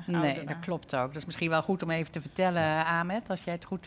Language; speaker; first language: Dutch; native; Dutch